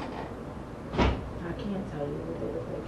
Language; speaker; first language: English; native; English